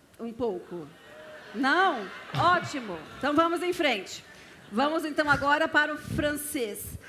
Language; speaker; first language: Portuguese; native; Portuguese